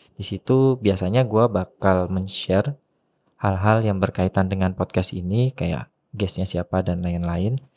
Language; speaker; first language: Indonesian; native; Indonesian